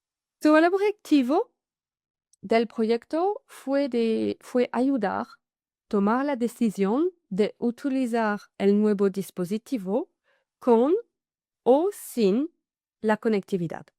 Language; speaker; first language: Spanish; non-native, fluent; French